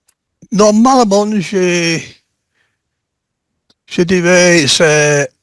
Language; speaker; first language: French; non-native, learner; English